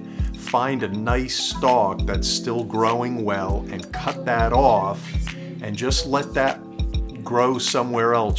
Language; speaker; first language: English; native; English